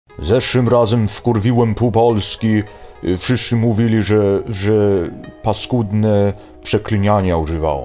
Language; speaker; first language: Polish; early bilingual, heritage; Polish